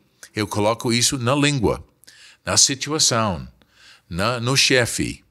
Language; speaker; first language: Portuguese; non-native, fluent; English